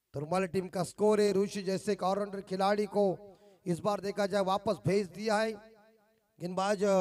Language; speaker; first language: Hindi; non-native, local second language; Marathi